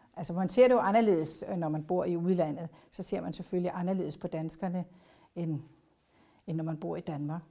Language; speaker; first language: Danish; native; Danish